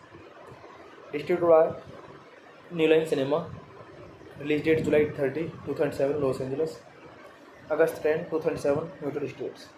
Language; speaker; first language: English; non-native, learner; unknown